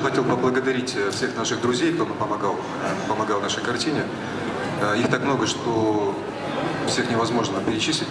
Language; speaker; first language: Russian; native; Russian